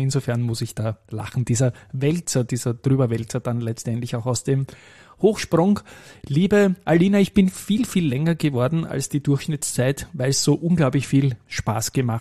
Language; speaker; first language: German; native; German